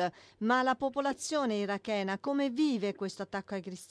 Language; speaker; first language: Italian; native; Italian